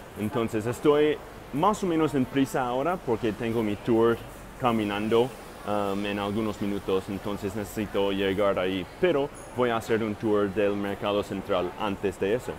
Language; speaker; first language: Spanish; non-native, fluent; English